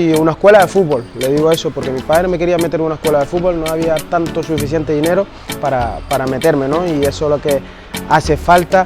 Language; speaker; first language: Spanish; non-native, fluent; Wolof